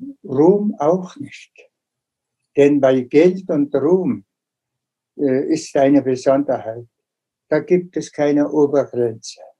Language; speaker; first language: German; non-native, fluent; Tuvinian